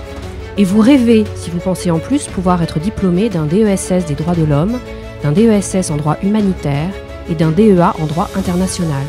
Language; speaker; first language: French; native; French